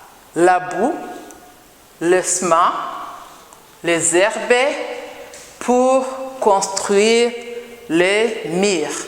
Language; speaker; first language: French; non-native, local second language; Kinyarwanda